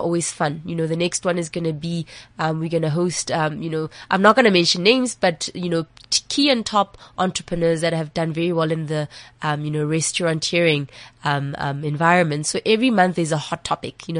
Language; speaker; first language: English; non-native, local second language; Southern Sotho